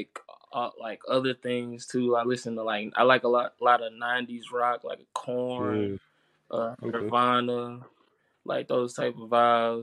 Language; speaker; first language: English; native; English